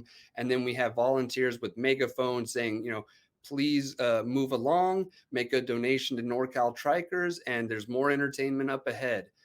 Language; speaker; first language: English; native; English